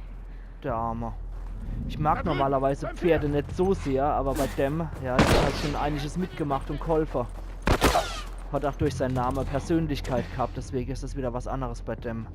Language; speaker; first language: German; native; German